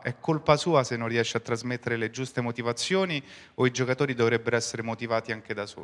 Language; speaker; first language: Italian; native; Italian